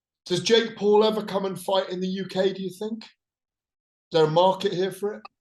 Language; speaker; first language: English; native; English